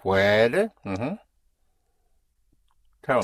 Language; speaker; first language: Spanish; non-native, fluent; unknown